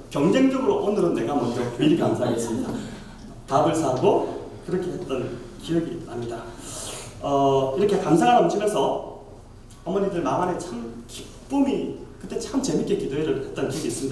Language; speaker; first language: Korean; native; Korean